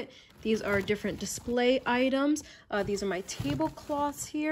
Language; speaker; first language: English; native; English